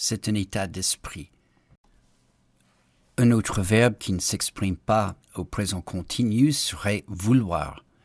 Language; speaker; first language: French; non-native, fluent; English